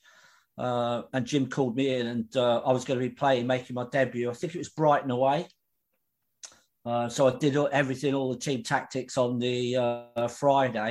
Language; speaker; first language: English; native; English